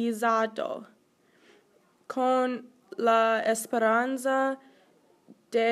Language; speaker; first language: Spanish; non-native, learner; English